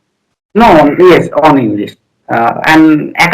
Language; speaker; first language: English; non-native, learner; Bangla